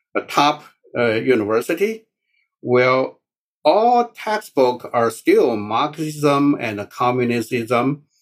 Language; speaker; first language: English; non-native, learner; Chinese